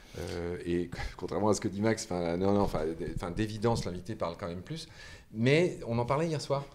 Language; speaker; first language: French; native; French